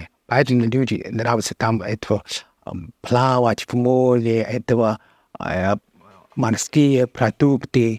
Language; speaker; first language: Russian; non-native, learner; Chinese